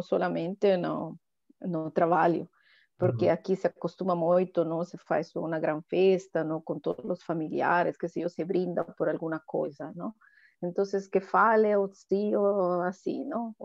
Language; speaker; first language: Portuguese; non-native, learner; Spanish